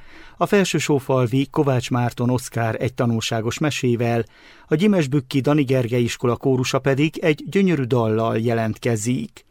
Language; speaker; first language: Hungarian; native; Hungarian